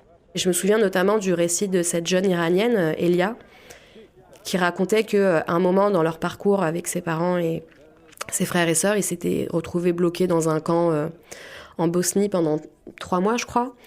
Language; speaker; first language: French; native; French